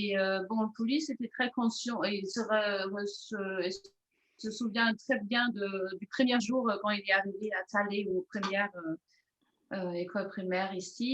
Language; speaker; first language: French; non-native, fluent; German